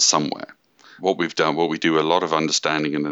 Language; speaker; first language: English; native; English